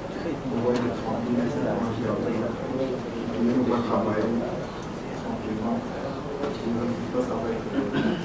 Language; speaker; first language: French; non-native, local second language; Lingala